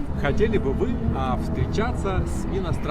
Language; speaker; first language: Russian; native; Russian